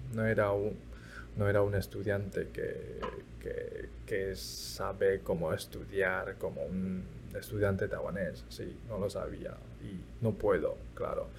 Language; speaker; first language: Spanish; early bilingual, other home language; Chinese